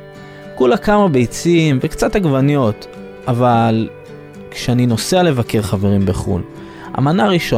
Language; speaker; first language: Hebrew; native; Hebrew